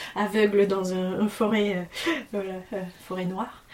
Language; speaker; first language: French; non-native, fluent; English